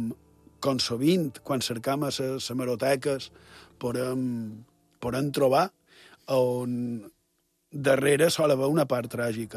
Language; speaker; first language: Catalan; native; Catalan